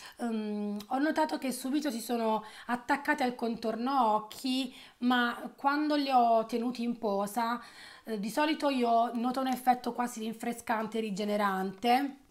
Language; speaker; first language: Italian; native; Italian